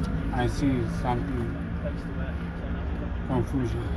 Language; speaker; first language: English; non-native, learner; Romanian